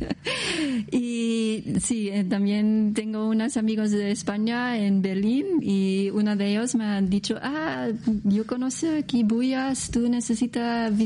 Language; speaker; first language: Spanish; non-native, learner; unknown